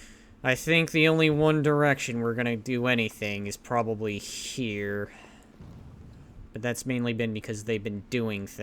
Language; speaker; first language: English; native; English